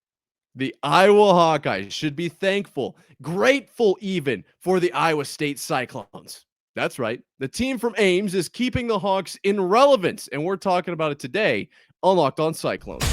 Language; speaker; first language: English; native; English